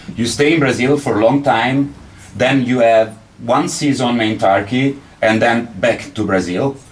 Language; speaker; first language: English; non-native, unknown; Italian